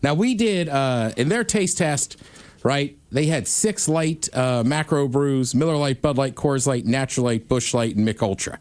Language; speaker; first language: English; native; English